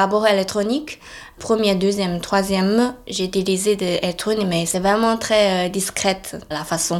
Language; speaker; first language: French; non-native, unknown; Chinese